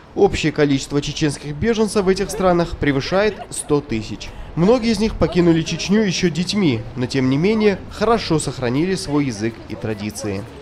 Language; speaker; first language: Russian; non-native, fluent; Georgian